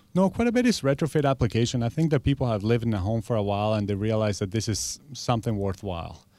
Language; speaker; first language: English; early bilingual, other home language; Spanish